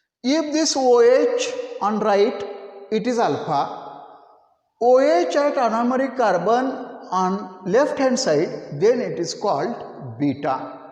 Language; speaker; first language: English; non-native, local second language; Marathi